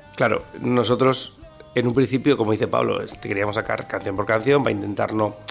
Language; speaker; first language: Spanish; native; Spanish